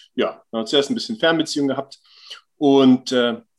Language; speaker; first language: German; native; German